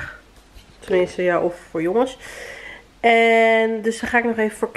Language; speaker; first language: Dutch; native; Dutch